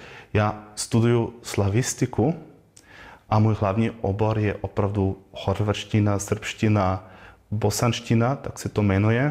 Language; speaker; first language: Czech; non-native, learner; German